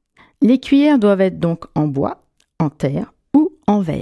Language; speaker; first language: French; native; French